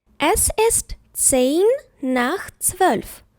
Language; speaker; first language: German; non-native, fluent; Ukrainian